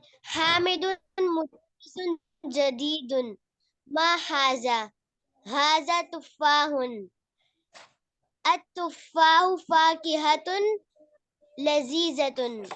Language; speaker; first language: Arabic; non-native, learner; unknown